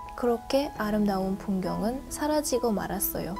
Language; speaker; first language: Korean; non-native, fluent; Uzbek